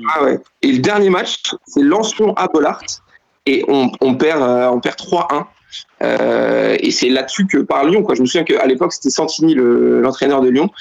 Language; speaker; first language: French; native; French